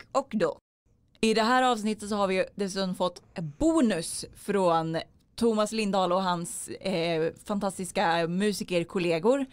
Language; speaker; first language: Swedish; native; Swedish